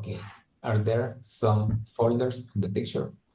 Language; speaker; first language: English; non-native, learner; Spanish